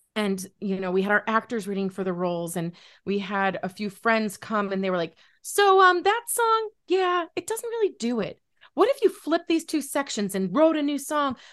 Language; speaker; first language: English; native; English